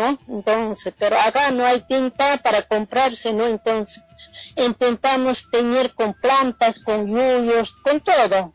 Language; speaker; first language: Spanish; non-native, local second language; Quechua